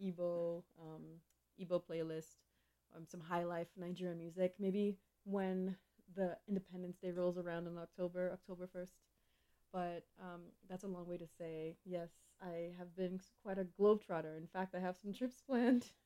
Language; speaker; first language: English; non-native, local second language; Igbo